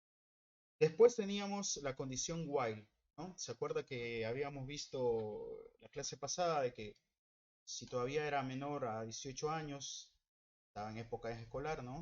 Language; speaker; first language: Spanish; native; Spanish